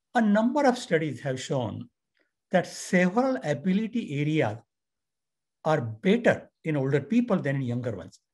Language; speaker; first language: English; non-native, local second language; Marathi